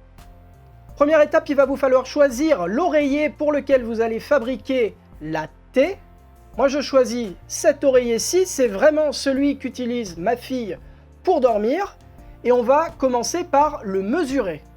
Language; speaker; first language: French; native; French